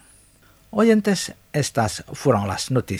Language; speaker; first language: Spanish; non-native, fluent; Indonesian